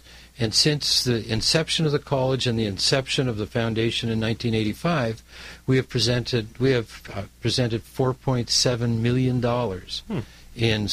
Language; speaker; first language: English; native; English